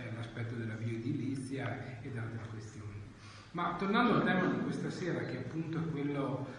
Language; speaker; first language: Italian; native; Italian